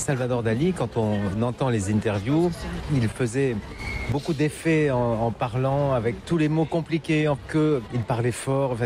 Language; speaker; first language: French; native; French